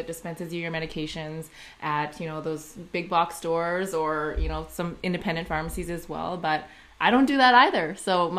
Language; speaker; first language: English; native; English